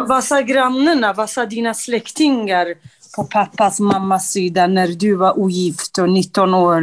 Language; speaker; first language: Swedish; non-native, fluent; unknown